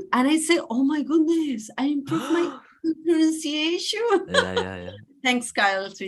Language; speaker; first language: English; non-native, learner; Spanish